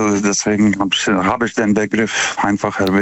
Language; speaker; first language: German; non-native, fluent; Lithuanian